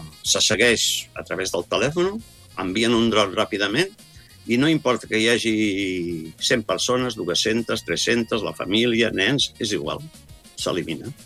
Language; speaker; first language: Catalan; native; Catalan